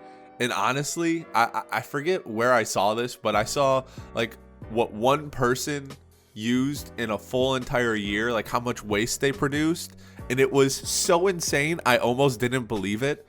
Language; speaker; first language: English; native; English